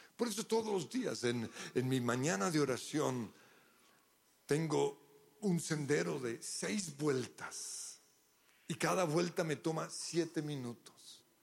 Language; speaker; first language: Spanish; early bilingual, other home language; English